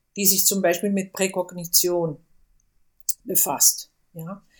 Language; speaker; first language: German; non-native, fluent; Italian